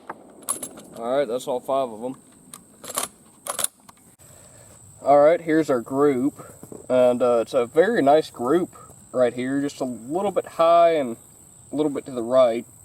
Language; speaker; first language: English; native; English